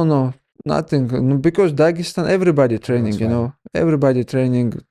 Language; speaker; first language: English; non-native, learner; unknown